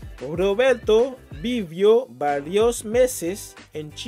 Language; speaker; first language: Spanish; non-native, fluent; Haitian Creole